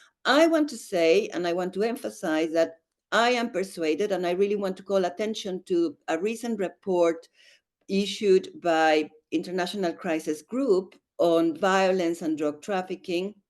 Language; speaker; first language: English; non-native, fluent; Spanish